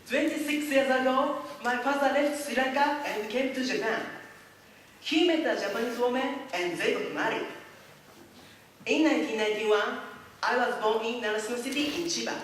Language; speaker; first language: English; non-native, learner; Japanese